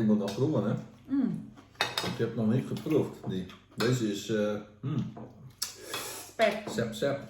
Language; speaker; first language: Dutch; non-native, learner; Thai